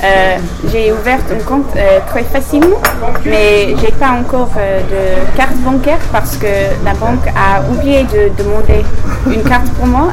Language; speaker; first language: French; non-native, learner; English